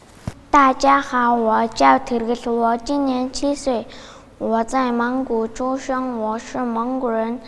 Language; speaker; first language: Chinese; non-native, learner; Mongolian